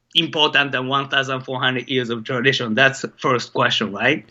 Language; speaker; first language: English; non-native, fluent; Japanese